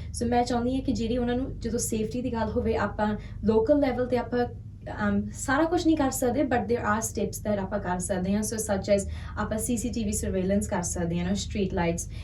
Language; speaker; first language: Punjabi; early bilingual, heritage; Punjabi